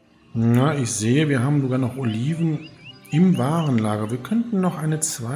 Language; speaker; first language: German; native; German